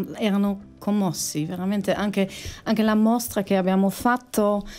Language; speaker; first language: Italian; non-native, fluent; German